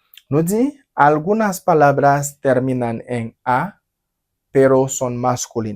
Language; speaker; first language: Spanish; non-native, fluent; Haitian Creole